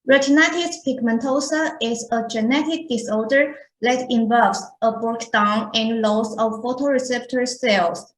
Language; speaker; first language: English; non-native, fluent; Chinese